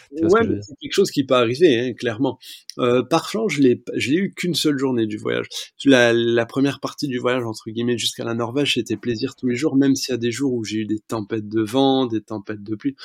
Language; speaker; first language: French; native; French